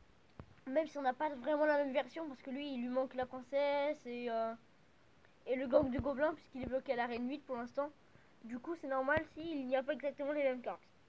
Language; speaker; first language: French; native; French